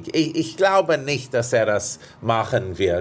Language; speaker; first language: German; non-native, fluent; English